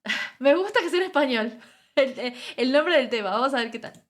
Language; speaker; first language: Spanish; native; Spanish